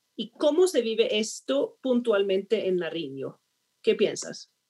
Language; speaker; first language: Spanish; non-native, fluent; Swedish